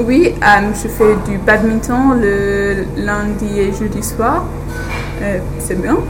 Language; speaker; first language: French; non-native, fluent; English